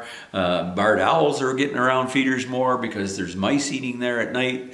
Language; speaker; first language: English; native; English